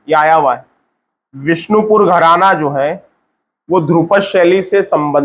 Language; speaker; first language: Hindi; native; Hindi